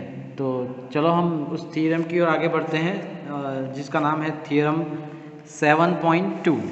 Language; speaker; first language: Hindi; native; Hindi